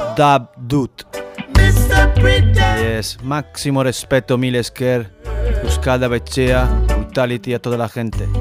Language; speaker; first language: Spanish; native; Spanish